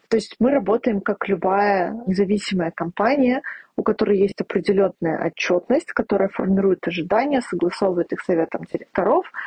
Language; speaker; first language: Russian; native; Russian